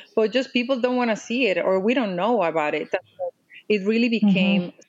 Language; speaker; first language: English; non-native, fluent; Spanish